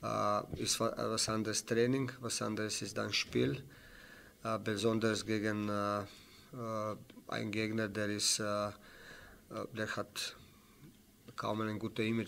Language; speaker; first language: German; non-native, fluent; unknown